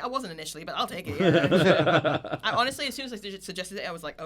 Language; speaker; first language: English; native; English